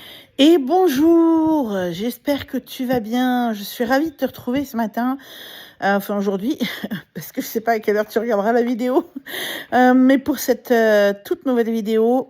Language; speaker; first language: French; native; French